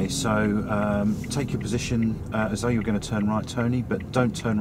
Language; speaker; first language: English; native; English